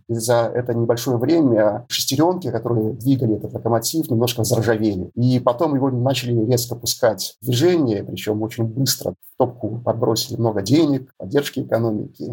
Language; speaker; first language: Russian; native; Russian